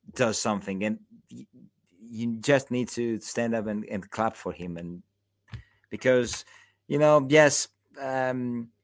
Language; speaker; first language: English; non-native, fluent; Greek